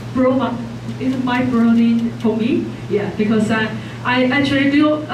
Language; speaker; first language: English; non-native, fluent; Chinese